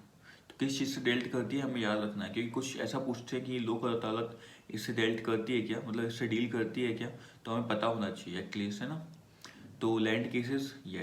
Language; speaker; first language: Hindi; native; Hindi